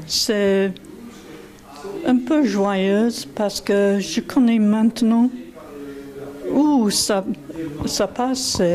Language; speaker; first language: French; non-native, learner; English